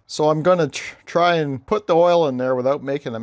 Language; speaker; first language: English; native; English